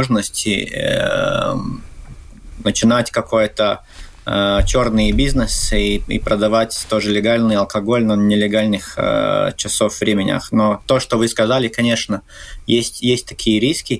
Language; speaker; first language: Russian; non-native, local second language; Latvian